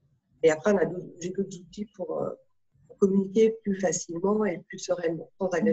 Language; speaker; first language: French; native; French